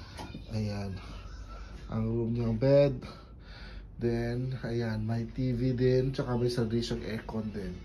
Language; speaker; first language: Filipino; non-native, local second language; Hiligaynon